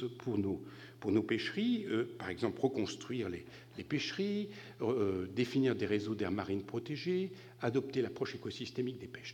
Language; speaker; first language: French; native; French